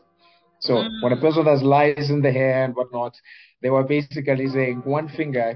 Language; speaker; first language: English; non-native, local second language; Bemba